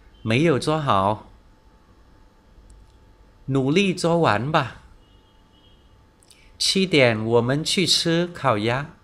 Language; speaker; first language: Chinese; non-native, fluent; Vietnamese